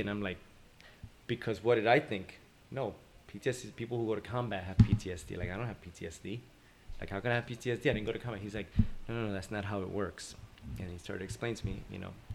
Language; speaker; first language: English; early bilingual, other home language; Spanish